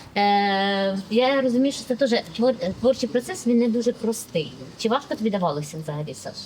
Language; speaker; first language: Ukrainian; native; Ukrainian